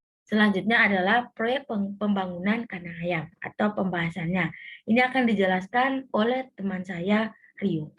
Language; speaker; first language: Indonesian; native; Indonesian